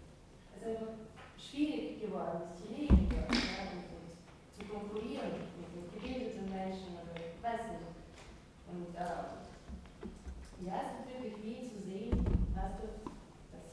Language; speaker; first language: German; non-native, fluent; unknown